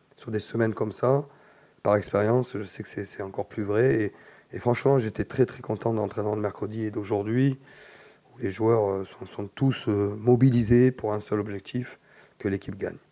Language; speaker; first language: French; native; French